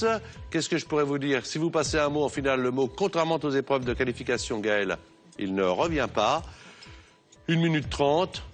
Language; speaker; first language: French; native; French